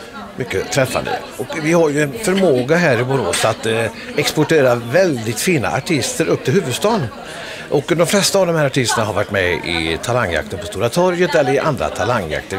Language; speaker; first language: Swedish; native; Swedish